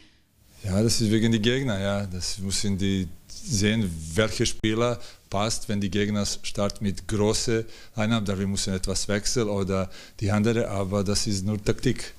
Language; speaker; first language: German; non-native, fluent; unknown